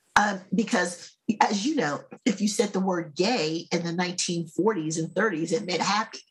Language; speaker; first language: English; native; English